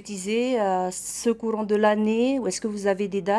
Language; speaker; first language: French; native; French